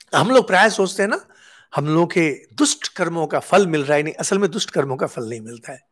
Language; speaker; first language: Hindi; non-native, local second language; Bangla